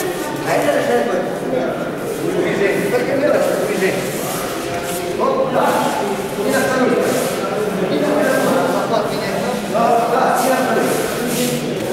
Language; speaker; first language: Russian; non-native, learner; Serbian